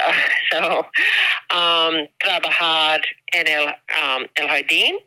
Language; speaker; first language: Spanish; non-native, learner; English